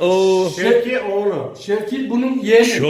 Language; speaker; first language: Turkish; native; Turkish